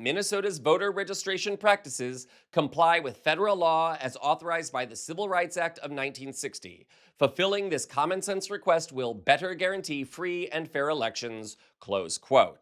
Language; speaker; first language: English; native; English